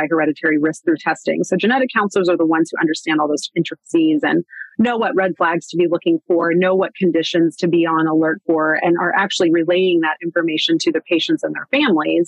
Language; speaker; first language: English; native; English